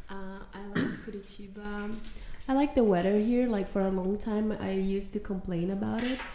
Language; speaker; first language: English; non-native, fluent; Portuguese